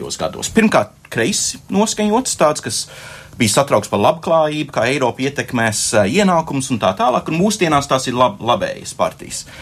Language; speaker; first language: Latvian; native; Latvian